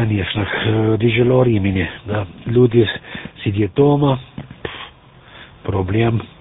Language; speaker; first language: Russian; non-native, learner; German